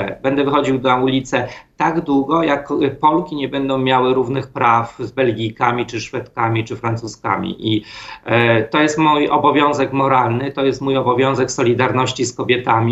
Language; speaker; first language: Polish; native; Polish